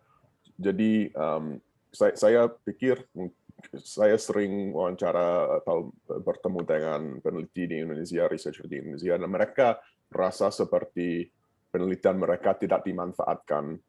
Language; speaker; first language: Indonesian; non-native, fluent; English